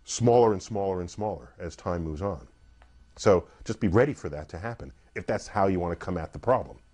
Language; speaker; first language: English; native; English